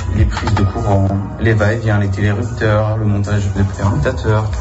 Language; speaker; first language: French; non-native, fluent; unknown